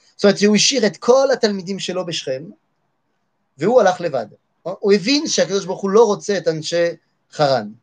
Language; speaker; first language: Hebrew; non-native, fluent; French